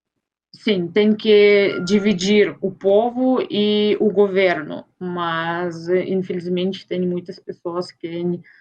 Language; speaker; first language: Portuguese; non-native, fluent; Russian